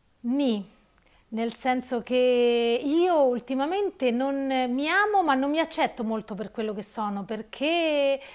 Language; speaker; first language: Italian; native; Italian